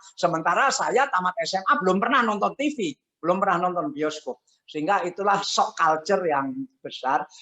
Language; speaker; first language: Indonesian; non-native, local second language; Javanese